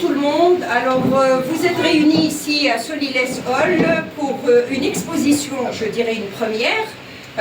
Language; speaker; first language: French; non-native, local second language; Arabic